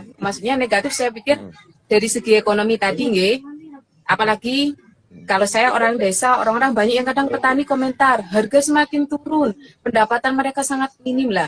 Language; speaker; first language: Indonesian; non-native, local second language; Javanese